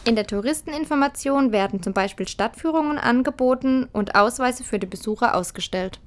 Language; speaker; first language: German; native; German